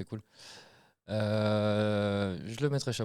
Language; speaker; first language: French; native; French